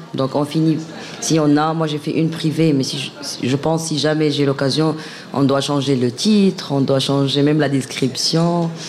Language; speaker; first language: French; non-native, local second language; Arabic